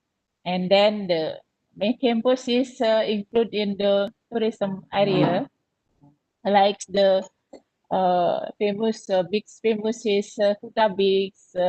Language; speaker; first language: English; non-native, learner; Indonesian